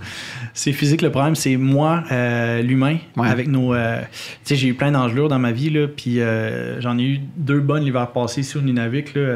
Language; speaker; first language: French; native; French